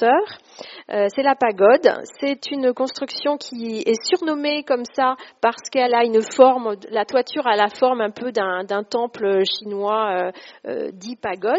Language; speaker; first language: French; native; French